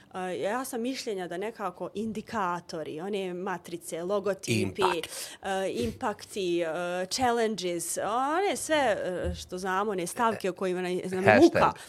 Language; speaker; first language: Bosnian; native; Bosnian